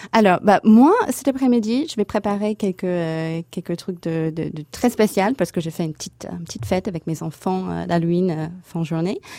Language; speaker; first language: French; non-native, fluent; English